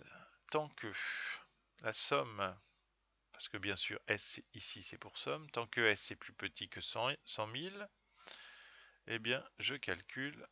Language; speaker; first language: French; native; French